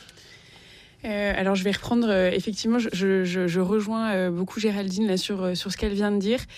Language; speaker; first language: French; native; French